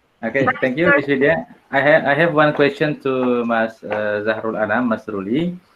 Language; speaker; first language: English; non-native, learner; Indonesian